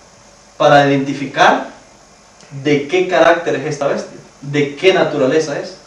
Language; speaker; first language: Spanish; native; Spanish